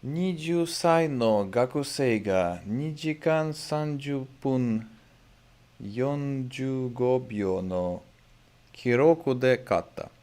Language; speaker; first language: Japanese; non-native, learner; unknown